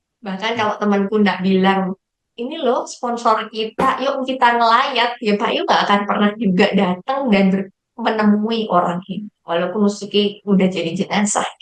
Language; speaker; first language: Indonesian; native; Indonesian